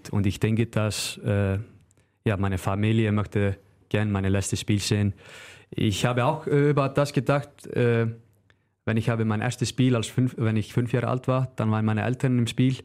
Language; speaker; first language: German; non-native, fluent; Icelandic